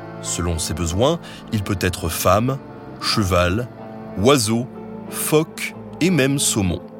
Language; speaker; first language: French; native; French